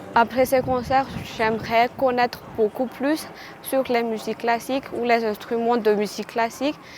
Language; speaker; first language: French; non-native, local second language; Malagasy